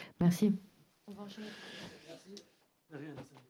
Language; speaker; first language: French; non-native, learner; Spanish